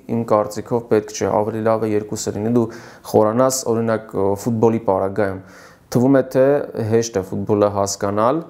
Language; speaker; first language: Armenian; native; Armenian